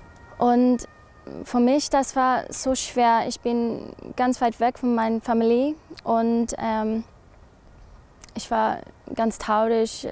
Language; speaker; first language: German; non-native, learner; English